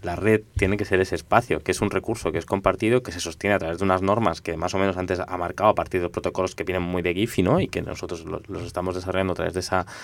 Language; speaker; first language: Spanish; non-native, local second language; Catalan